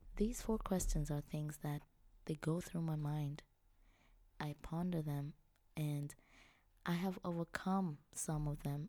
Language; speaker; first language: English; non-native, local second language; Swahili